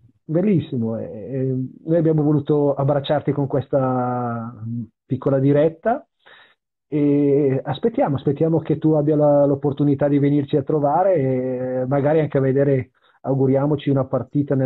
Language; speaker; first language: Italian; native; Italian